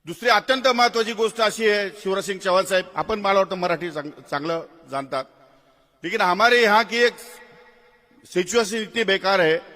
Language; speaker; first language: Hindi; non-native, local second language; Marathi